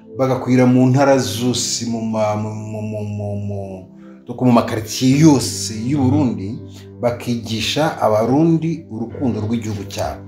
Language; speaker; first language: Kinyarwanda; native; Kinyarwanda